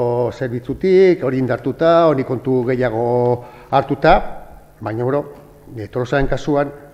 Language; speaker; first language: Basque; native; Basque